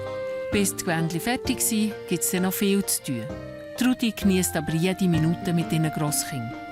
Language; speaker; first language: German; native; German